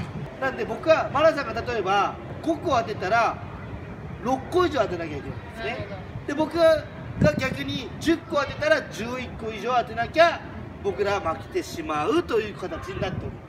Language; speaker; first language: Japanese; native; Japanese